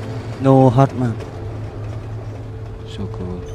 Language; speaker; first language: English; non-native, learner; Indonesian